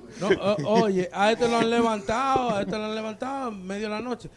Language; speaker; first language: Spanish; early bilingual, heritage; Spanish